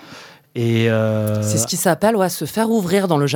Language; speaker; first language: French; native; French